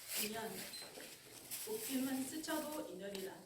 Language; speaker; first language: Korean; non-native, fluent; Japanese